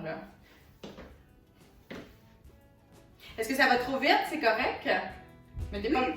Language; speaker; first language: French; native; French